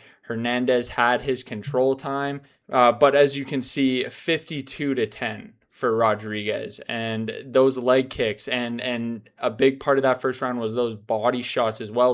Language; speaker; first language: English; native; English